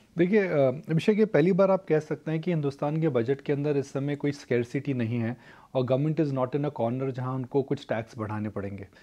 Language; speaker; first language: Hindi; native; Hindi